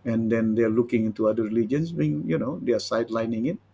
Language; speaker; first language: English; non-native, local second language; Malay